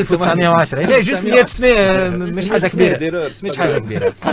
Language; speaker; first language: Arabic; native; Arabic